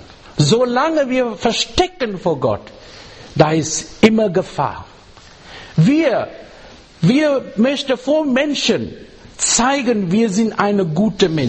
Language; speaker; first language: German; non-native, learner; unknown